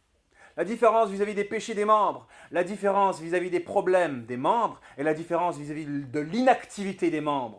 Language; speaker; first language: French; native; French